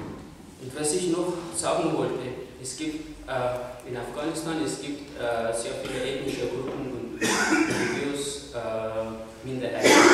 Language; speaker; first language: German; non-native, fluent; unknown